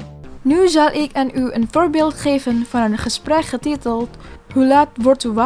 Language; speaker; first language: Dutch; non-native, learner; Indonesian